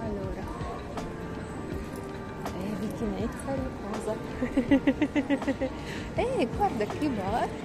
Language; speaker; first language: Italian; non-native, learner; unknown